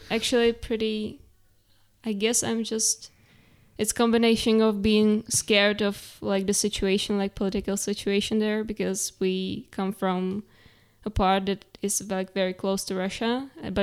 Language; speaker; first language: English; non-native, fluent; Czech